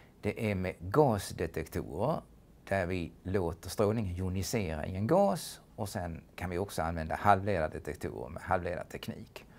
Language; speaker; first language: Swedish; native; Swedish